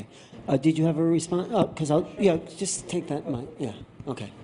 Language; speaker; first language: English; native; English